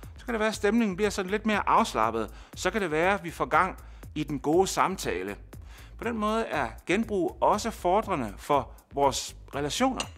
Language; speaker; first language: Danish; native; Danish